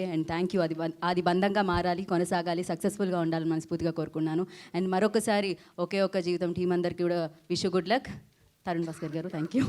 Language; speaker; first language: Telugu; native; Telugu